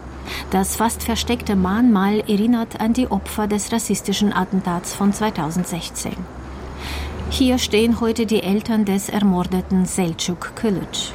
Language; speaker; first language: German; native; German